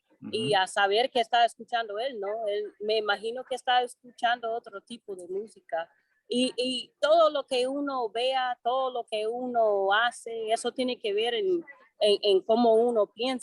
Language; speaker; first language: Spanish; non-native, fluent; English